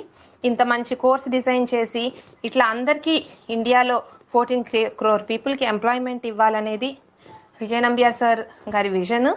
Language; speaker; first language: Telugu; native; Telugu